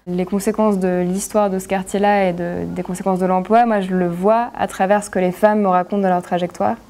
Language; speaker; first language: French; native; French